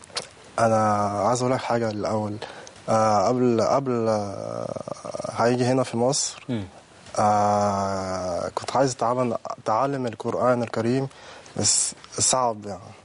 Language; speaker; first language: Arabic; non-native, learner; French